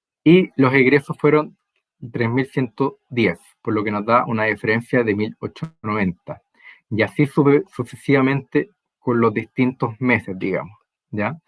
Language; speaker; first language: Spanish; native; Spanish